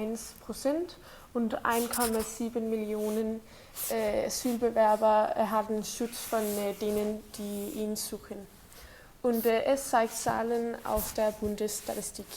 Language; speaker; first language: German; non-native, learner; Danish